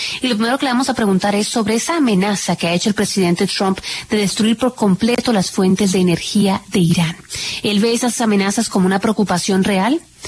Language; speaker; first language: Spanish; native; Spanish